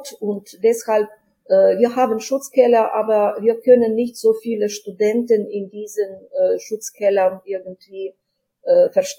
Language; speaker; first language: German; non-native, fluent; Ukrainian